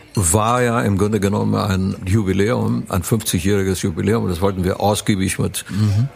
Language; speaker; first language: German; early bilingual, other home language; Romanian